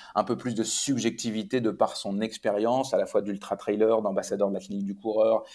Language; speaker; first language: French; native; French